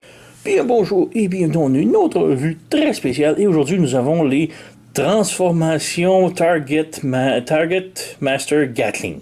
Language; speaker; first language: French; native; French